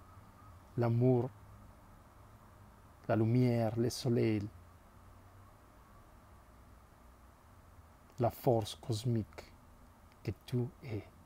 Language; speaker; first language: French; non-native, fluent; Spanish